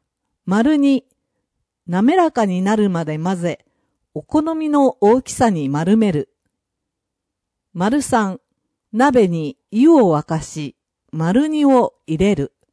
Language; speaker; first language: Japanese; native; Japanese